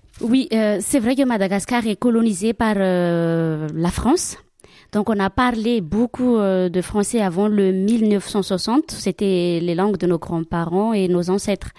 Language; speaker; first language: French; non-native, local second language; Malagasy